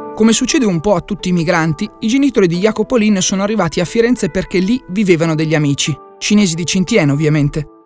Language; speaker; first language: Italian; native; Italian